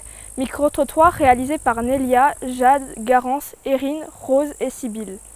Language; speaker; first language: French; native; French